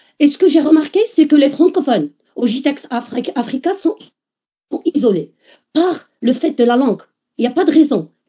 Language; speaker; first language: French; non-native, local second language; Arabic